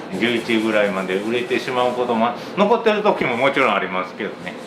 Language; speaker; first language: Japanese; native; Japanese